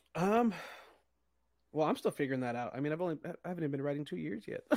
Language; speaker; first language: English; native; English